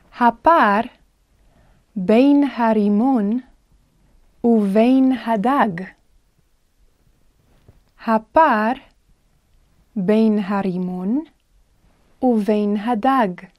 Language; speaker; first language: Hebrew; non-native, fluent; English